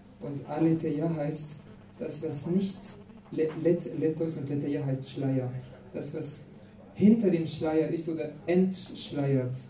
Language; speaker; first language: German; non-native, fluent; French